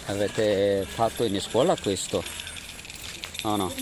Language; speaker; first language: Italian; non-native, fluent; Filipino